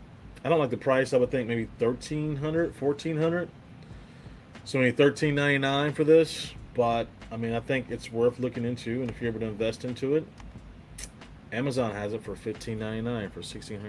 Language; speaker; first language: English; native; English